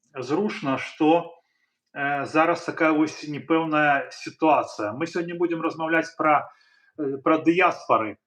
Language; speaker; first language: Belarusian; non-native, local second language; Russian